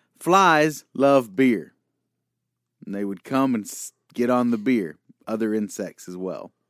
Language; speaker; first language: English; native; English